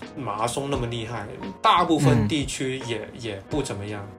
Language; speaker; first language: Chinese; non-native, local second language; Cantonese